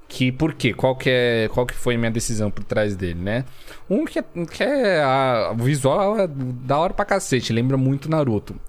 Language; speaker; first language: Portuguese; early bilingual, other home language; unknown